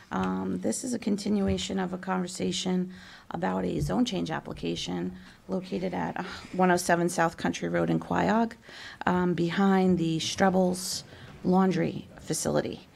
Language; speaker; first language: English; native; English